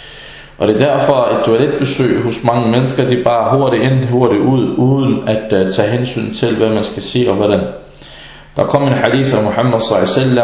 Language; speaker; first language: Danish; early bilingual, other home language; Arabic